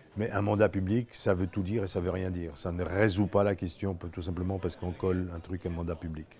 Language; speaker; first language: French; non-native, fluent; Polish